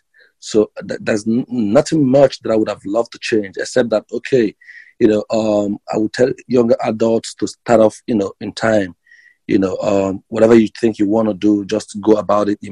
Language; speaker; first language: English; non-native, local second language; Igbo